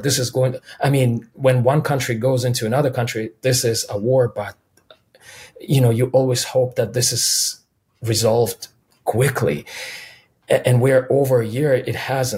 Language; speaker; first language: English; non-native, fluent; Russian